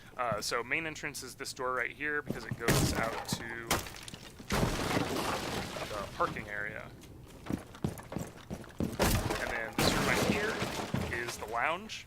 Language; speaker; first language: English; native; English